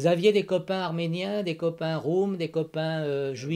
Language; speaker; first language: French; native; French